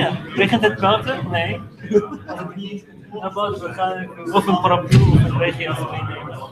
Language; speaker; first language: Dutch; non-native, fluent; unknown